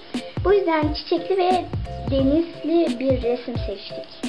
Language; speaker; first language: Turkish; early bilingual, other home language; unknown